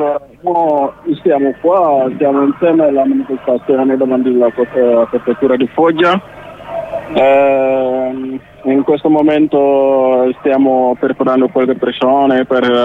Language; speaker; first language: Italian; non-native, learner; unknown